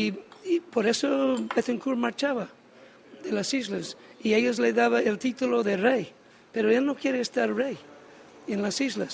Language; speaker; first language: Spanish; non-native, learner; English